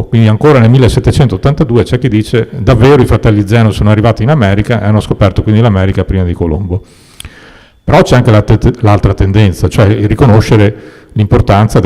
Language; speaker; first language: Italian; native; Italian